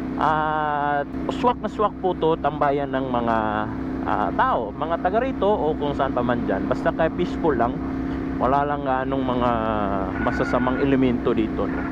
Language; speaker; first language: Filipino; non-native, local second language; Cebuano